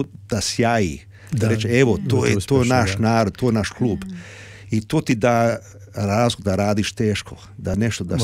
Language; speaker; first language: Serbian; early bilingual, heritage; Serbian